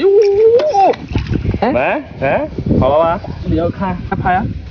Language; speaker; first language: Chinese; native; Chinese